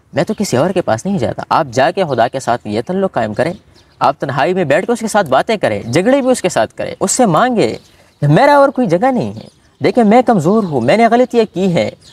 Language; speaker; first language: Urdu; non-native, local second language; Pashto